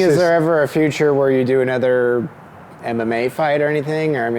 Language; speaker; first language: English; native; English